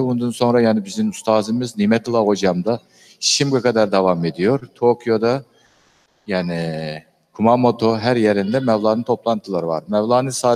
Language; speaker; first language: Turkish; non-native, learner; Uyghur